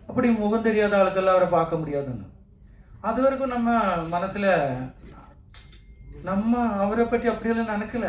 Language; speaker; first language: Tamil; non-native, learner; Malayalam